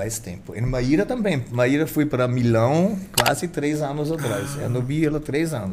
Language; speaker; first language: Portuguese; non-native, fluent; German